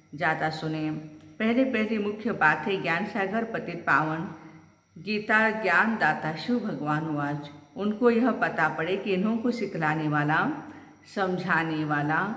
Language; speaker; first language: Hindi; non-native, local second language; Marathi